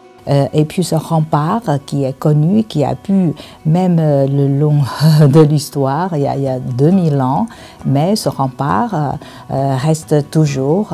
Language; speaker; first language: French; non-native, fluent; Chinese